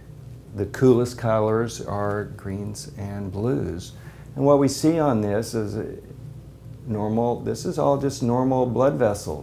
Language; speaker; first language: English; native; English